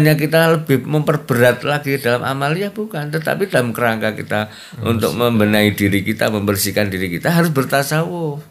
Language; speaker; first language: Indonesian; native; Indonesian